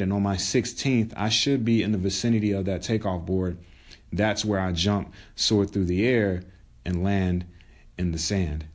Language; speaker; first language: English; native; English